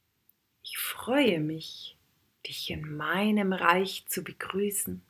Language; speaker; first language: German; native; German